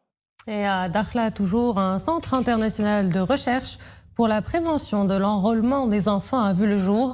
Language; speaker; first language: French; non-native, local second language; Arabic